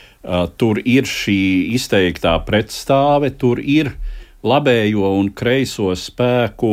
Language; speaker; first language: Latvian; native; Latvian